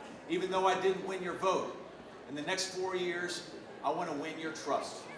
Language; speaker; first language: English; early bilingual, other home language; Spanish